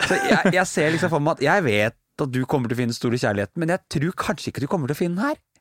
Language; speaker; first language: Norwegian; native; Norwegian